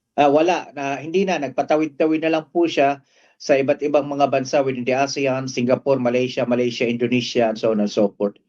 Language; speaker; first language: Filipino; native; Filipino